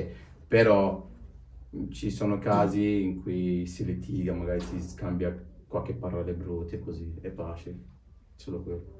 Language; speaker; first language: Italian; non-native, fluent; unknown